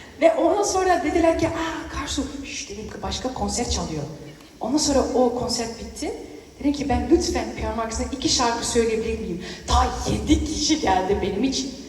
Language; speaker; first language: Turkish; early bilingual, heritage; Turkish